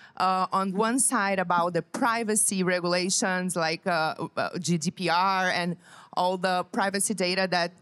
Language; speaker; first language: English; non-native, fluent; Portuguese